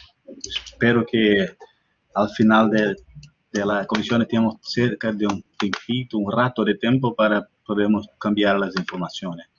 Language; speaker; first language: Spanish; non-native, learner; Portuguese